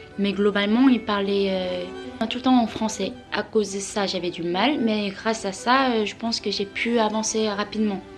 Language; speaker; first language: French; non-native, fluent; Korean